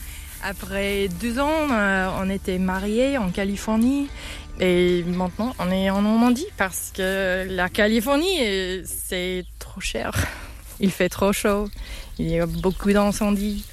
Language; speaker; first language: French; non-native, learner; English